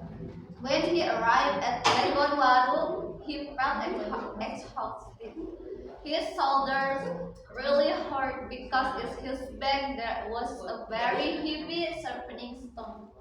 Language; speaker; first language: English; non-native, learner; Indonesian